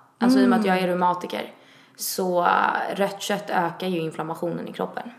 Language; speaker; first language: Swedish; early bilingual, other home language; Italian